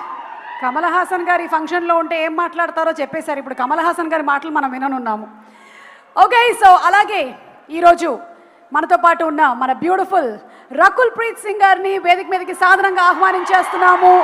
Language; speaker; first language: Telugu; native; Telugu